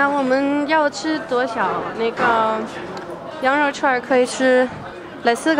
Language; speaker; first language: Chinese; non-native, fluent; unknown